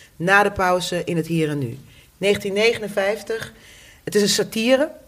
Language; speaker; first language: Dutch; native; Dutch